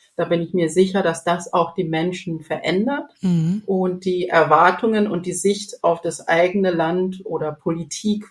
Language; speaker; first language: German; non-native, fluent; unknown